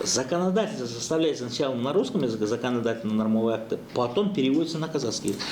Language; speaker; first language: Russian; non-native, local second language; Kazakh